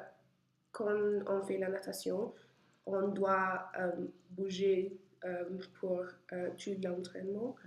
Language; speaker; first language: French; non-native, learner; English